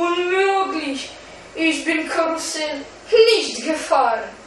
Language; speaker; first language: German; non-native, learner; Russian